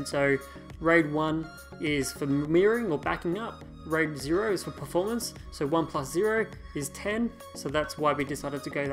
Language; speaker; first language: English; native; English